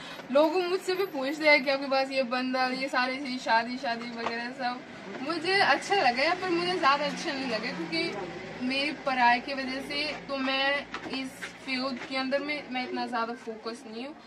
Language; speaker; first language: Hindi; non-native, learner; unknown